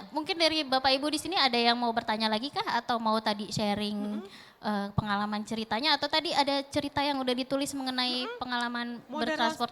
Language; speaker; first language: Indonesian; native; Indonesian